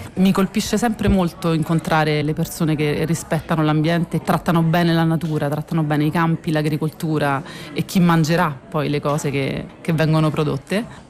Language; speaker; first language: Italian; native; Italian